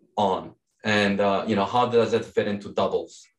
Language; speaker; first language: English; early bilingual, other home language; Serbian